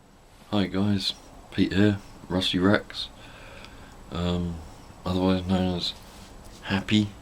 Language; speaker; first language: English; native; English